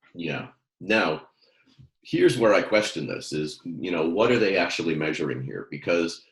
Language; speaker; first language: English; native; English